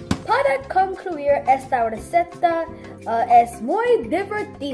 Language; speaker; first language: Spanish; non-native, learner; English